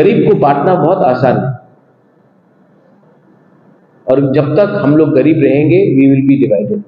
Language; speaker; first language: Hindi; non-native, local second language; Kok Borok